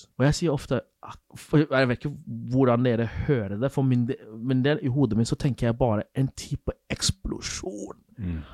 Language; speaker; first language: Norwegian; non-native, fluent; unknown